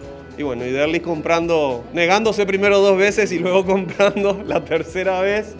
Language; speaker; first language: Spanish; native; Spanish